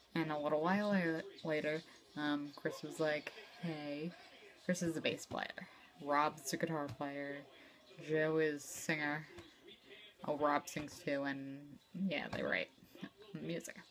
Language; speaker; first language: English; native; English